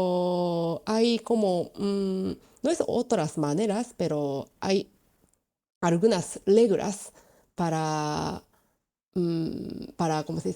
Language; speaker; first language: Spanish; non-native, learner; Japanese